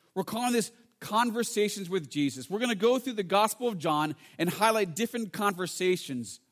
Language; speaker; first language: English; native; English